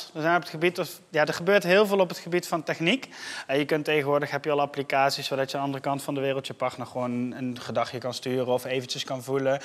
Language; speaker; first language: Dutch; native; Dutch